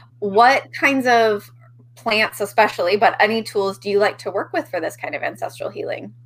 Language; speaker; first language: English; native; English